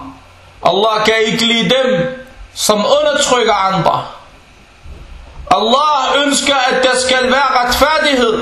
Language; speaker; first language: Danish; non-native, fluent; Arabic